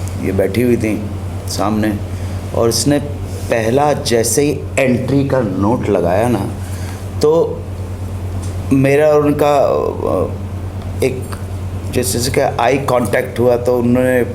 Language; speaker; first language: Hindi; native; Hindi